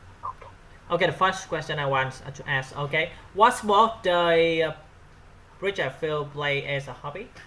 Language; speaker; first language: English; non-native, learner; Vietnamese